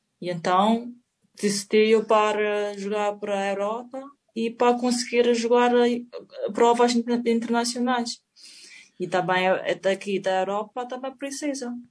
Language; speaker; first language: Portuguese; non-native, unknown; Chinese